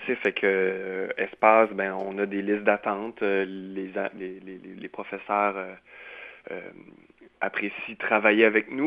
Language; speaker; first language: French; native; French